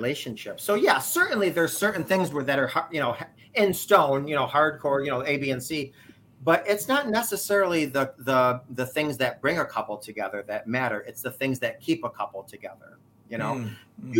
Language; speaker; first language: English; native; English